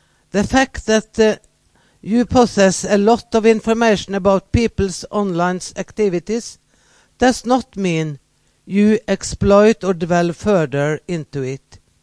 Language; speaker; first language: English; non-native, fluent; Norwegian